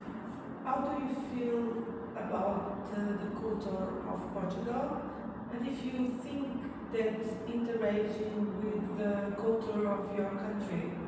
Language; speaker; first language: English; non-native, learner; Portuguese